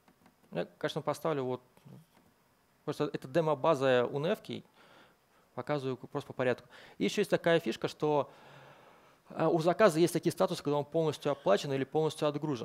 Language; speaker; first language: Russian; native; Russian